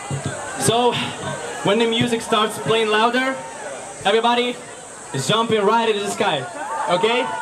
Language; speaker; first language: English; non-native, learner; Ukrainian